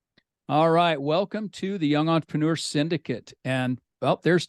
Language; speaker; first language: English; native; English